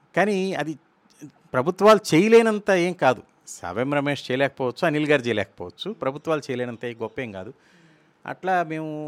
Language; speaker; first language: Telugu; native; Telugu